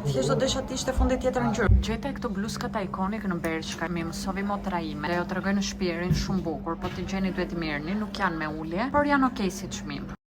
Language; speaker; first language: Albanian; early bilingual, heritage; Albanian